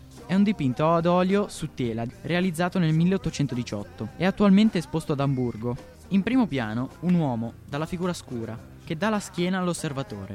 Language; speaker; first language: Italian; native; Italian